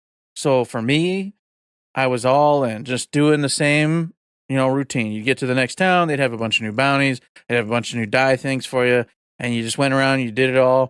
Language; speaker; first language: English; native; English